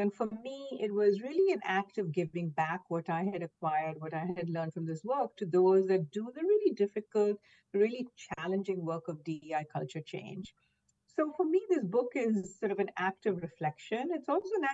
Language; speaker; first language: English; non-native, local second language; Hindi